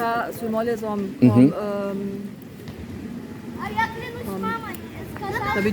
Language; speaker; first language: French; non-native, learner; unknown